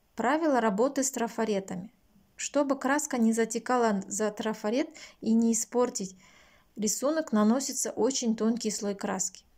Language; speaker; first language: Russian; non-native, local second language; Kazakh